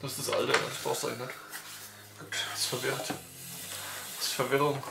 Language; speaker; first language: German; native; German